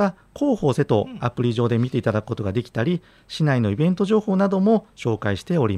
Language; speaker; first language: Japanese; native; Japanese